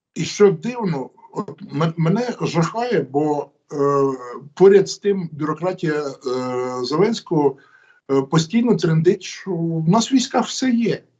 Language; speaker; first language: Ukrainian; native; Ukrainian